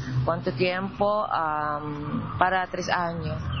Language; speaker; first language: Spanish; non-native, learner; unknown